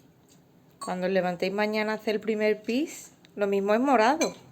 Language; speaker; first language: Spanish; native; Spanish